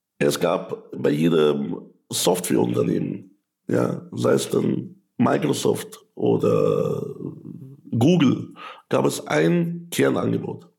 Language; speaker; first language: German; early bilingual, other home language; Russian